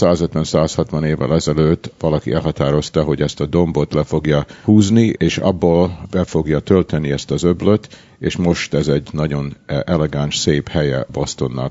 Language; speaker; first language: Hungarian; early bilingual, heritage; Hungarian